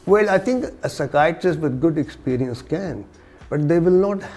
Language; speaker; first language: English; non-native, local second language; Urdu